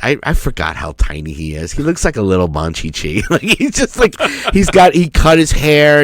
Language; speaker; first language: English; native; English